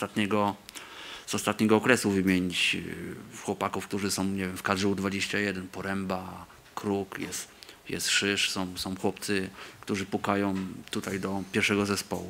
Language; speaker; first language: Polish; native; Polish